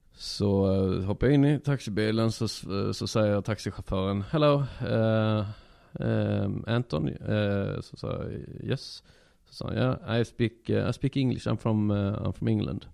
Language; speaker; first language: Swedish; native; Swedish